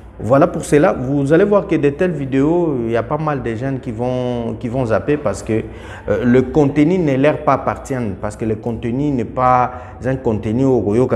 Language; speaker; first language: French; non-native, local second language; Lingala